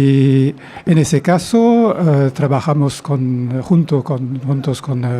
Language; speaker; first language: Spanish; non-native, fluent; French